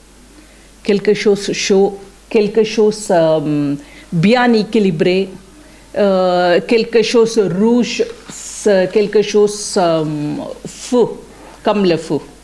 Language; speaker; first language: French; non-native, learner; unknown